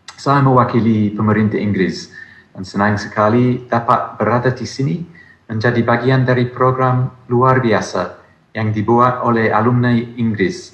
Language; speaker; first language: Indonesian; non-native, learner; English